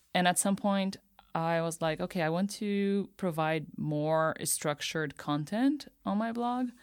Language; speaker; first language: English; non-native, fluent; Portuguese